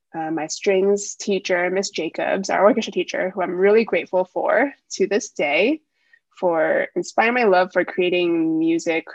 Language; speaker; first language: English; early bilingual, other home language; Wu Chinese